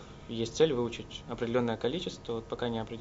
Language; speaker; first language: Russian; native; Russian